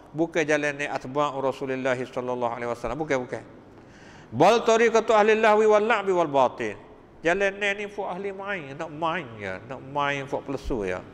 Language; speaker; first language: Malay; native; Malay